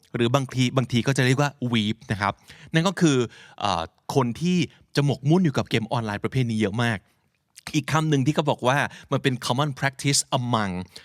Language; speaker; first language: Thai; native; Thai